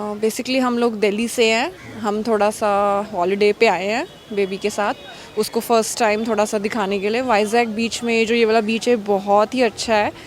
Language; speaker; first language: Hindi; native; Hindi